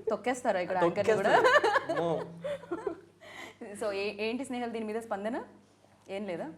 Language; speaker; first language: Telugu; native; Telugu